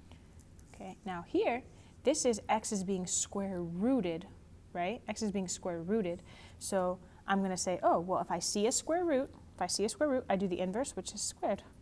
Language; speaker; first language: English; native; English